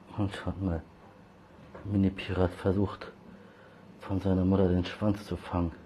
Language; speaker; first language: German; early bilingual, other home language; Turkish